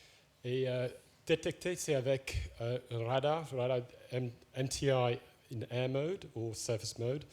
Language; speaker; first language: French; non-native, fluent; English